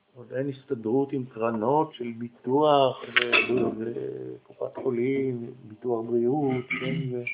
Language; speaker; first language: Hebrew; native; Hebrew